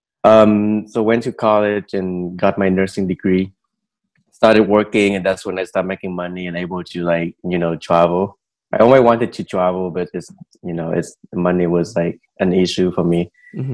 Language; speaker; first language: English; non-native, fluent; Vietnamese